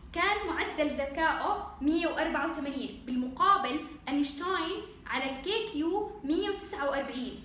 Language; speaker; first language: Arabic; native; Arabic